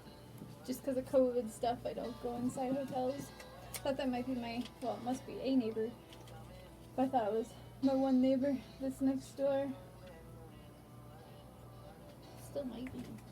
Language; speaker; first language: English; native; English